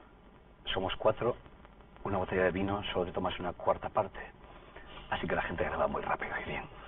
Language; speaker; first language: Spanish; native; Spanish